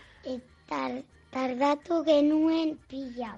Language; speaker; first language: Basque; non-native, local second language; Spanish